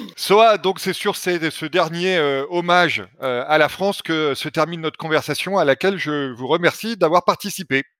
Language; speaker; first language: French; native; French